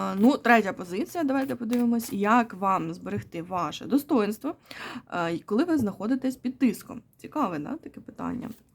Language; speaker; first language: Ukrainian; non-native, local second language; Russian